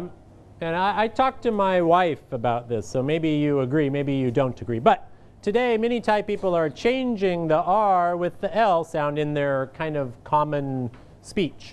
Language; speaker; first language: English; non-native, fluent; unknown